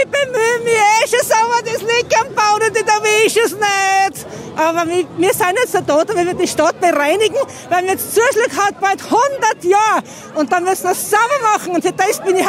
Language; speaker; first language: German; native; German